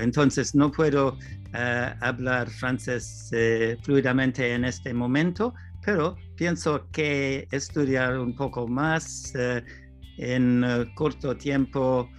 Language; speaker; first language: Spanish; non-native, learner; English